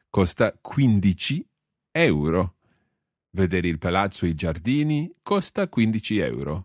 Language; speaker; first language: Italian; non-native, fluent; English